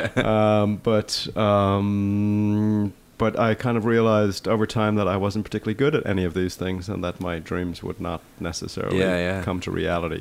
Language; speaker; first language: English; native; English